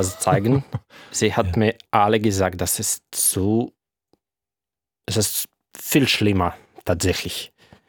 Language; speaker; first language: German; non-native, fluent; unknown